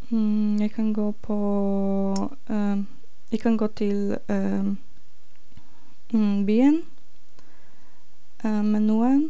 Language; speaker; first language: Norwegian; non-native, learner; Polish